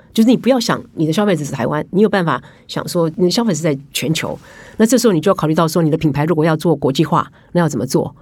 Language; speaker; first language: Chinese; native; Chinese